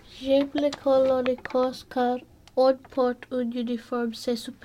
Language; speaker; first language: French; non-native, learner; English